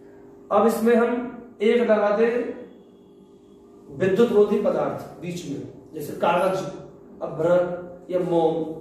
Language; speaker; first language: Hindi; native; Hindi